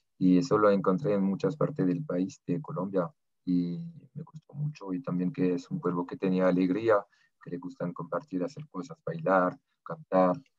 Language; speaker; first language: Spanish; non-native, fluent; French